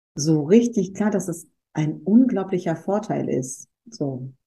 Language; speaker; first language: German; native; German